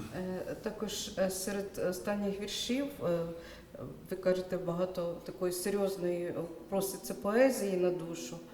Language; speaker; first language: Ukrainian; native; Ukrainian